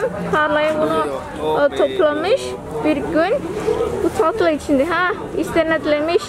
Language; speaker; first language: Turkish; non-native, learner; Javanese